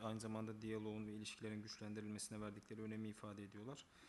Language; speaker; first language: Turkish; native; Turkish